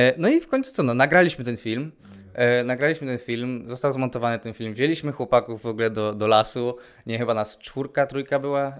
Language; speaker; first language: Polish; native; Polish